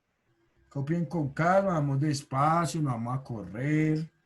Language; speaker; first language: Spanish; native; Spanish